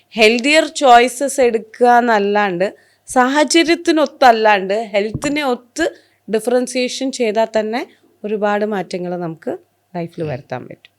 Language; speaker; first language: Malayalam; non-native, local second language; Hindi